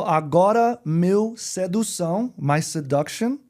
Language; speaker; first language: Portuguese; non-native, learner; English